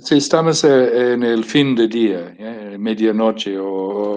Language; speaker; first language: Spanish; non-native, learner; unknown